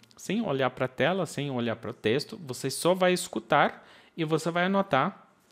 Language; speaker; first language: Portuguese; non-native, fluent; English